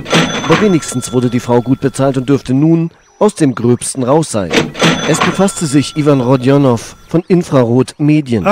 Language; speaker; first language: German; native; German